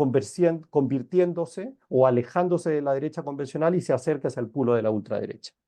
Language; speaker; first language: Spanish; native; Spanish